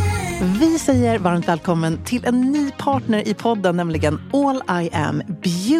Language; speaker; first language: Swedish; native; Swedish